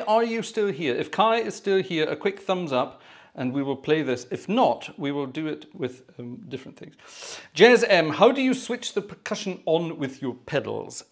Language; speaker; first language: English; native; English